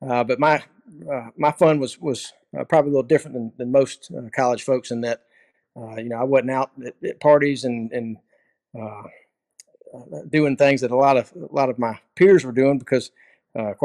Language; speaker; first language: English; native; English